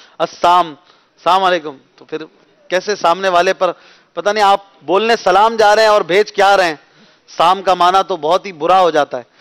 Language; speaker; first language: Urdu; native; Urdu